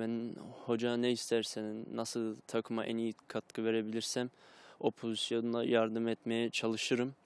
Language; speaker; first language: Turkish; early bilingual, heritage; Turkish